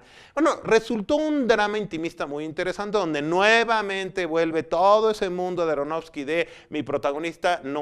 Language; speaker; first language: Spanish; native; Spanish